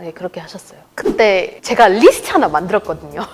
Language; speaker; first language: Korean; non-native, fluent; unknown